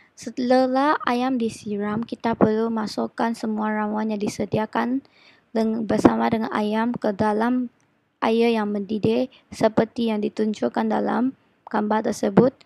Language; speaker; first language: Malay; non-native, local second language; Chinese